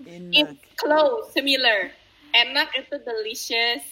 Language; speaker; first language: English; non-native, fluent; Indonesian